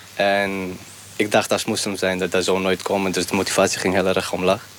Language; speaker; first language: Dutch; early bilingual, other home language; Persian